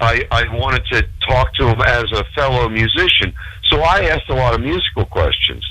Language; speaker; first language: English; native; English